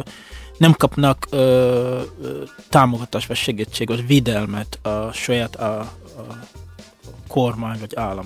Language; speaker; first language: Hungarian; non-native, fluent; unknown